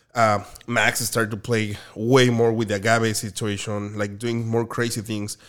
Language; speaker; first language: English; non-native, fluent; Spanish